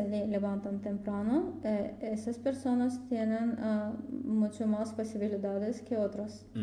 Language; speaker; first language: Spanish; non-native, learner; Russian